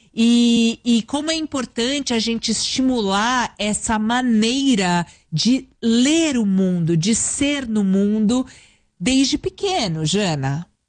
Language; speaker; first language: Portuguese; native; Portuguese